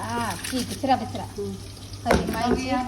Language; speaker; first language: Arabic; non-native, learner; Urdu